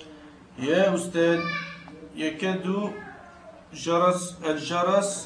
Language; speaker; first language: Arabic; non-native, learner; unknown